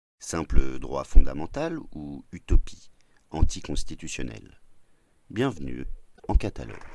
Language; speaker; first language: French; native; French